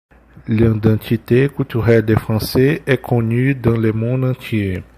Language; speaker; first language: French; non-native, learner; Portuguese